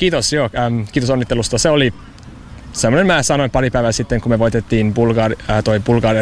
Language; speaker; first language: Finnish; non-native, fluent; English